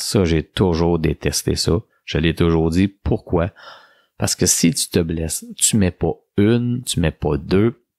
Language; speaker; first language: French; native; French